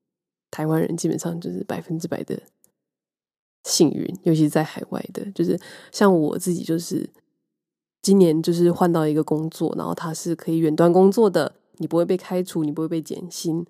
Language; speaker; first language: Chinese; native; Chinese